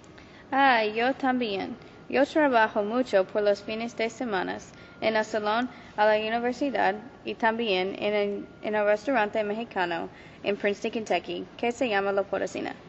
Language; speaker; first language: Spanish; non-native, learner; English